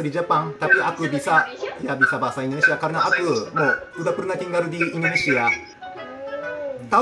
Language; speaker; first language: Indonesian; non-native, fluent; Japanese